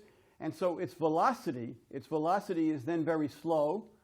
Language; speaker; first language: English; native; English